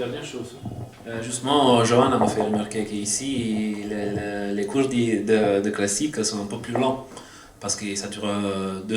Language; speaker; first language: French; non-native, fluent; Italian